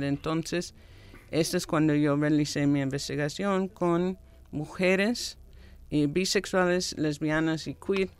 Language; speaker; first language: Spanish; non-native, fluent; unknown